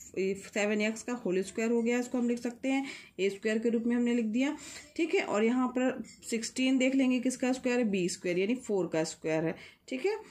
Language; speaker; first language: Hindi; native; Hindi